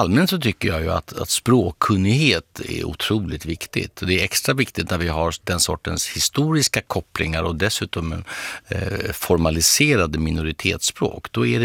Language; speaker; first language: Swedish; native; Swedish